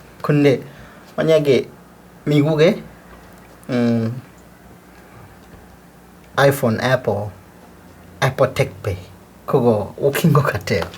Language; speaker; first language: Korean; non-native, learner; English